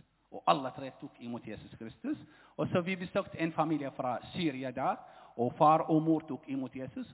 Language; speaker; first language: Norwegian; non-native, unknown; Arabic